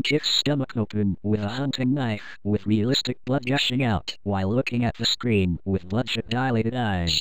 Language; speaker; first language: English; native; English